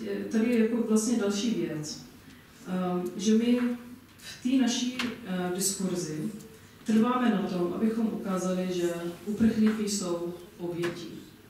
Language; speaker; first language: Czech; non-native, fluent; Arabic